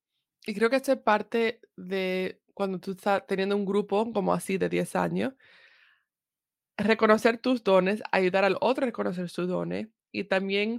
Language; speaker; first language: Spanish; early bilingual, heritage; Spanish